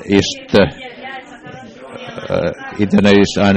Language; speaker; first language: German; non-native, learner; English